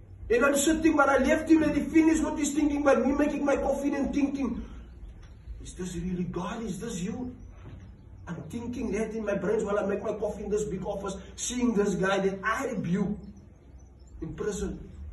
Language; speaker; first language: English; non-native, local second language; Afrikaans